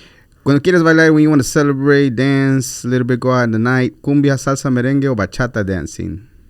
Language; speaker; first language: English; early bilingual, other home language; Spanish